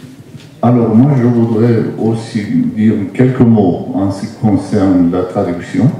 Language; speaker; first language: French; non-native, fluent; Turkish